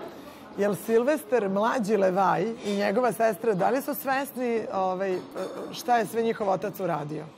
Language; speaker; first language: Serbian; native; Serbian